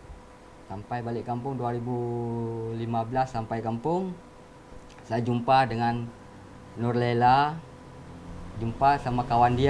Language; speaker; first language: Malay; non-native, local second language; Achinese